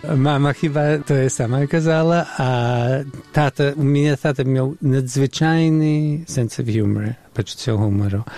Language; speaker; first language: Belarusian; early bilingual, heritage; Belarusian